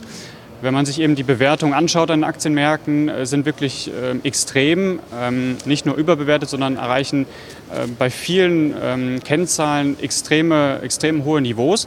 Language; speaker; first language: German; native; German